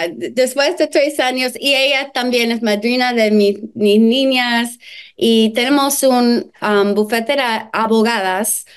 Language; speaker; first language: Spanish; non-native, learner; English